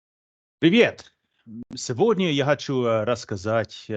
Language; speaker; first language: Russian; non-native, fluent; English